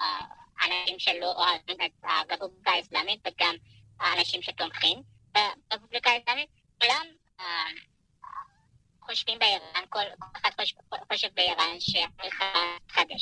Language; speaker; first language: Hebrew; non-native, fluent; Persian